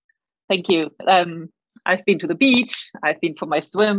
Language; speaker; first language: English; non-native, fluent; German